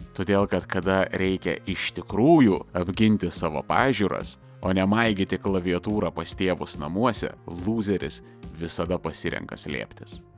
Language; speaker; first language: Lithuanian; native; Lithuanian